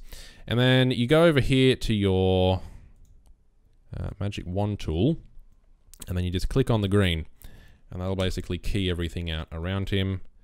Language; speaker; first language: English; native; English